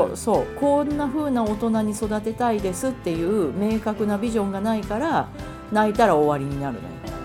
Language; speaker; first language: Japanese; native; Japanese